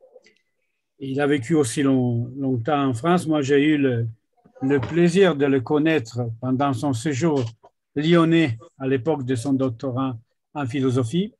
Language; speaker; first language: French; non-native, fluent; Italian